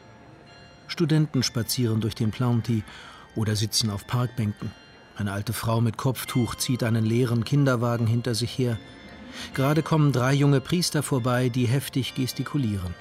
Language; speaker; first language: German; native; German